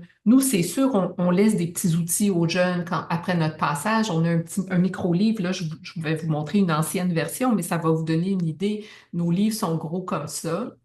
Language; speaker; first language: French; native; French